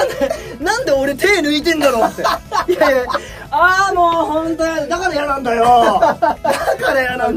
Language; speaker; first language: Japanese; native; Japanese